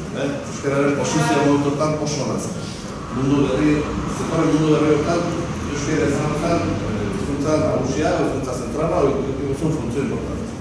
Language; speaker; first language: Basque; native; Basque